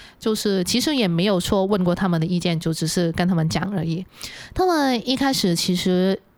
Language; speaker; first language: Chinese; non-native, local second language; Cantonese